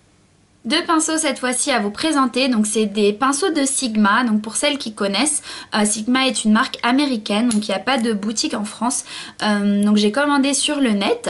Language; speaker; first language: French; native; French